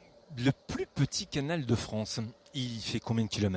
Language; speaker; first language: French; native; French